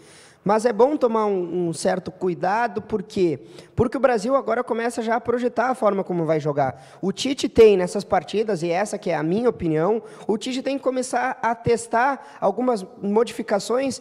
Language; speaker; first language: Portuguese; native; Portuguese